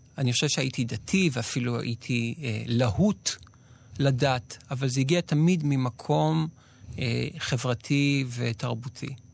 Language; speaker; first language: Hebrew; native; Hebrew